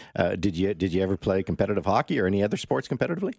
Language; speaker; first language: English; native; English